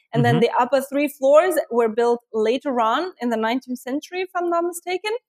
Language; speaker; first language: English; non-native, fluent; Lithuanian